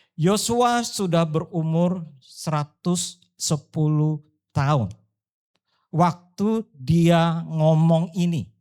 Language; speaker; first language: Indonesian; native; Indonesian